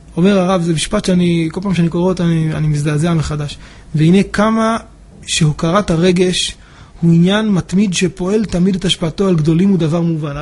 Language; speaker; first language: Hebrew; native; Hebrew